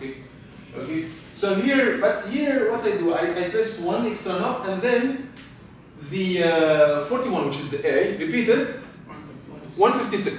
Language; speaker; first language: English; non-native, fluent; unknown